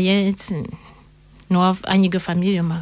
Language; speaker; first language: German; non-native, learner; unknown